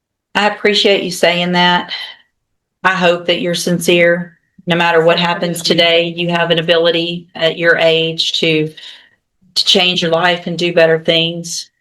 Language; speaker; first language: English; native; English